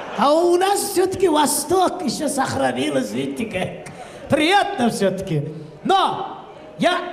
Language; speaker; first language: Russian; non-native, local second language; Uzbek